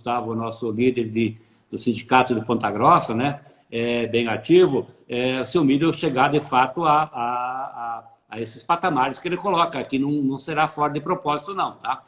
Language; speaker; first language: Portuguese; native; Portuguese